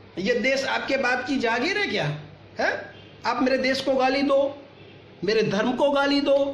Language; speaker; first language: Hindi; non-native, local second language; Gujarati